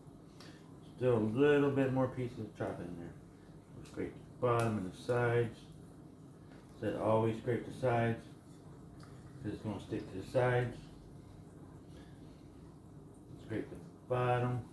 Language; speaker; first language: English; native; English